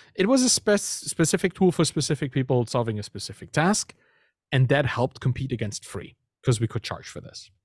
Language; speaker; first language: English; non-native, fluent; German